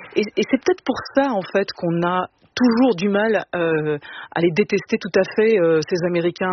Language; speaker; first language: French; native; French